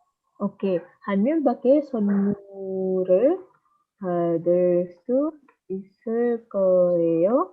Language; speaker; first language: Korean; non-native, fluent; Indonesian